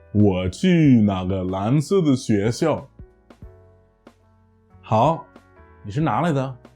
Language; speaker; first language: Chinese; non-native, fluent; English